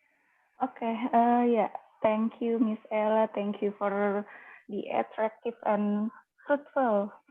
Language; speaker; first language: English; non-native, learner; Indonesian